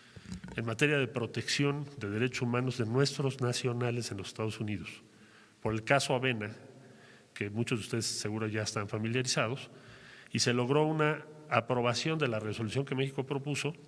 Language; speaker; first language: Spanish; native; Spanish